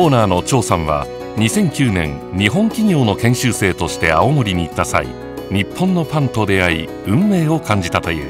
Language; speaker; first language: Japanese; native; Japanese